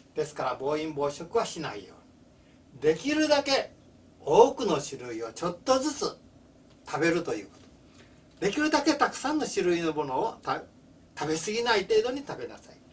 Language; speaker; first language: Japanese; native; Japanese